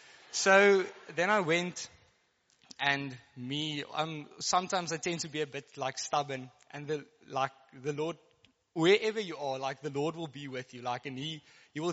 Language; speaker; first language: English; non-native, local second language; Afrikaans